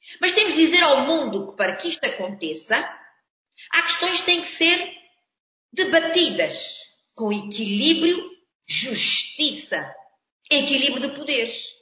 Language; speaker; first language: Portuguese; non-native, local second language; Kabuverdianu